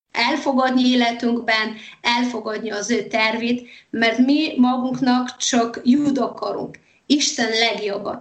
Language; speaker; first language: Hungarian; non-native, fluent; Polish